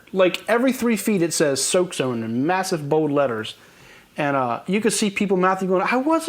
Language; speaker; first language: English; native; English